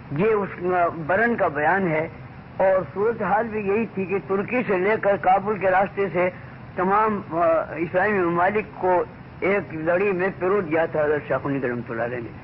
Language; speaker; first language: Urdu; native; Urdu